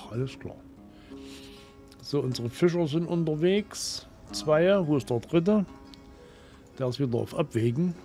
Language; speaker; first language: German; native; German